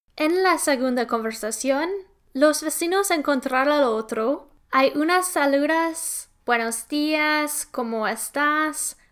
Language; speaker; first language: Spanish; non-native, learner; English